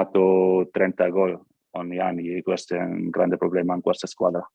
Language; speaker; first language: Italian; non-native, learner; German